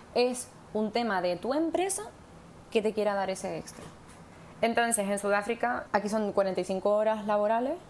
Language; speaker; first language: Spanish; native; Spanish